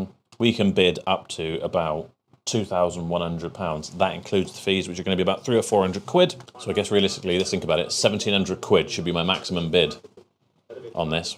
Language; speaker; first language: English; native; English